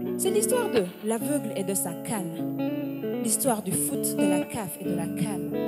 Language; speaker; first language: French; non-native, local second language; Wolof